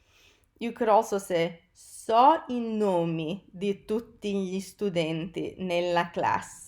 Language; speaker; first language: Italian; non-native, fluent; English